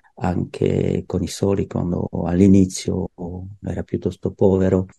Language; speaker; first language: Italian; non-native, learner; Czech